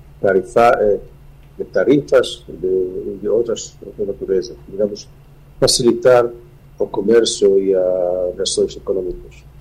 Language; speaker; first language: Portuguese; non-native, fluent; Hebrew